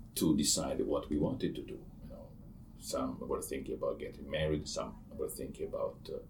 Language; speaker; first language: English; non-native, fluent; Italian